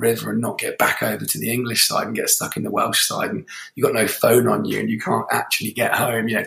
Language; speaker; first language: English; native; English